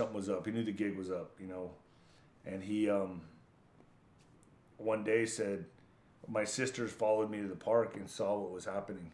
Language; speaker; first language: English; native; English